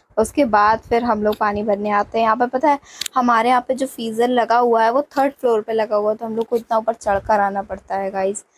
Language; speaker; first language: Hindi; native; Hindi